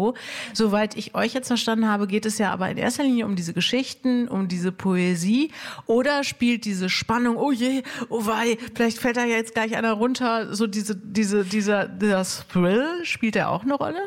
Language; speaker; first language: German; native; German